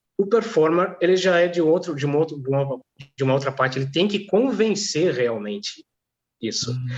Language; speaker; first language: Portuguese; non-native, fluent; Polish